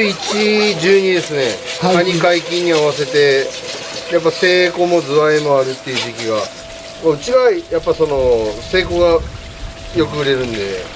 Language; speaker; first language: Japanese; native; Japanese